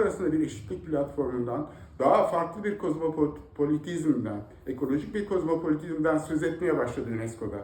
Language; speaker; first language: Turkish; native; Turkish